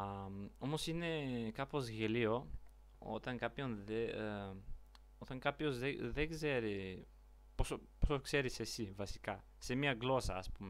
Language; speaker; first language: Greek; non-native, learner; Bulgarian